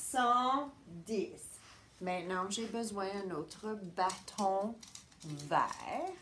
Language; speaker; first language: French; non-native, fluent; English